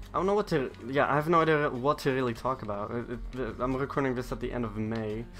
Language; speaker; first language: English; native; English